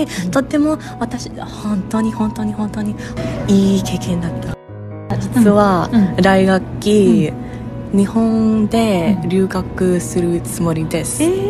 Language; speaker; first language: Japanese; non-native, learner; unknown